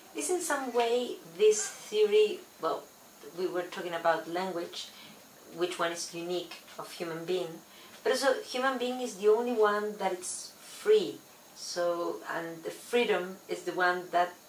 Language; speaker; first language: English; non-native, fluent; Spanish